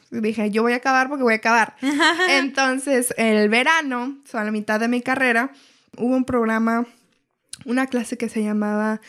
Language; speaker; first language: Spanish; early bilingual, heritage; Spanish